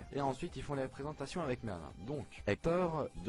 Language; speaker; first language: French; native; French